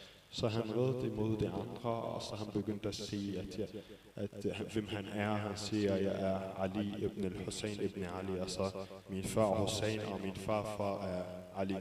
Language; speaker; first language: Danish; early bilingual, other home language; Arabic